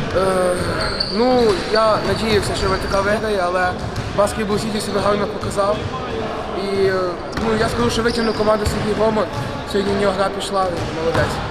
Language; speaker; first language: Ukrainian; native; Ukrainian